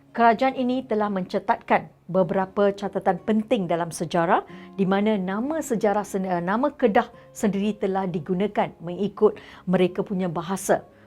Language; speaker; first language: Malay; non-native, local second language; Tamil